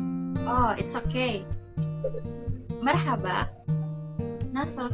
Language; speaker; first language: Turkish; non-native, learner; Indonesian